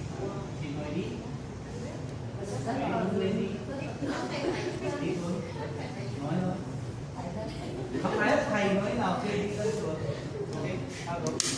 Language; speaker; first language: Vietnamese; non-native, learner; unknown